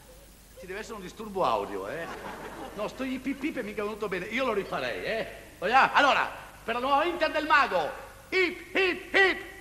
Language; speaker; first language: Italian; native; Italian